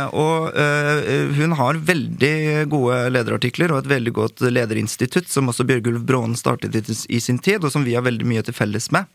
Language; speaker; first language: Norwegian; early bilingual, other home language; Korean